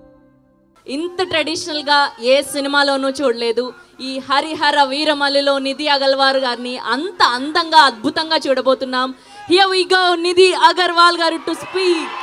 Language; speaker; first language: Telugu; native; Telugu